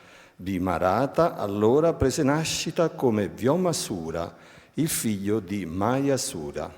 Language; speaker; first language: Italian; native; Italian